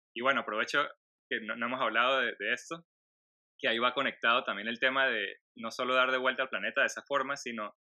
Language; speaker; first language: Spanish; native; Spanish